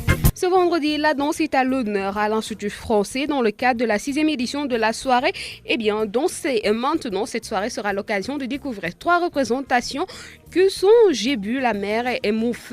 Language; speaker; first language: French; non-native, local second language; Wolof